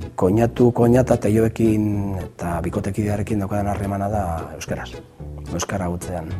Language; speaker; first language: Basque; non-native, local second language; Spanish